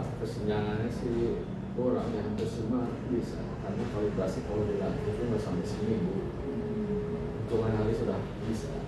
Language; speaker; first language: Indonesian; non-native, local second language; Sundanese